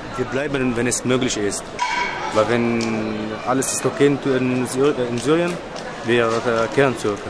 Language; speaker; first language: German; non-native, learner; Arabic